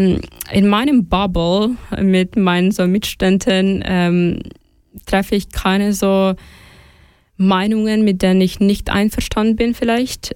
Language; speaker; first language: German; non-native, fluent; Ukrainian